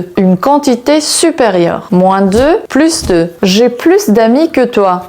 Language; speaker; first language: French; non-native, fluent; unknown